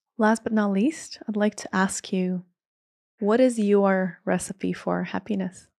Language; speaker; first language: English; non-native, fluent; Latvian